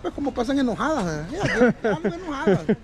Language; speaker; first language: Spanish; native; Spanish